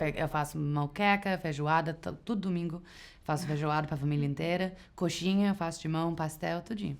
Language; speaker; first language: Portuguese; early bilingual, heritage; Portuguese